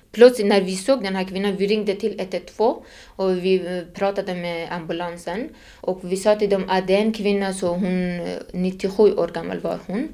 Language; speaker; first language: Swedish; non-native, fluent; Persian